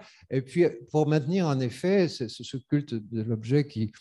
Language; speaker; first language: French; native; French